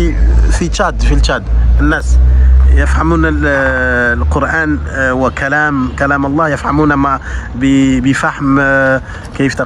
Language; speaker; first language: Arabic; non-native, fluent; French